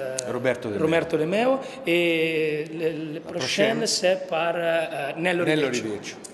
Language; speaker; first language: French; non-native, learner; Italian